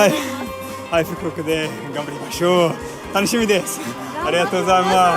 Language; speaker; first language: Japanese; non-native, learner; English